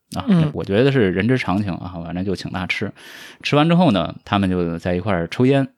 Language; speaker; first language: Chinese; native; Chinese